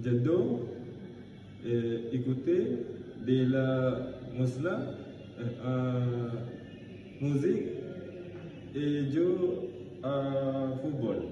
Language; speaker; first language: French; non-native, learner; Malay